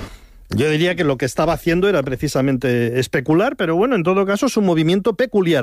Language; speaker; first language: Spanish; native; Spanish